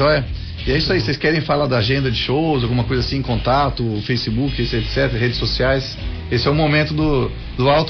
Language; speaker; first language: Portuguese; native; Portuguese